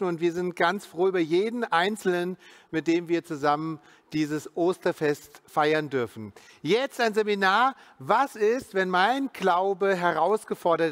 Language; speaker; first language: German; native; German